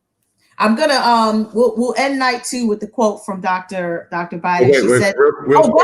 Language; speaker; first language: English; native; English